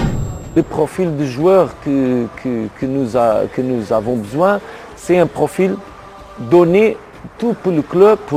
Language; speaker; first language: French; non-native, learner; Portuguese